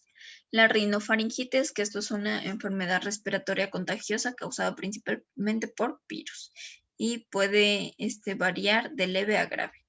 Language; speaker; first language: Spanish; native; Spanish